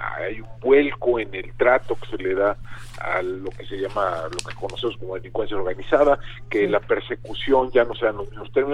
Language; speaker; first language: Spanish; native; Spanish